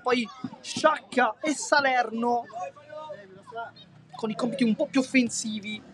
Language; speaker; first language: Italian; native; Italian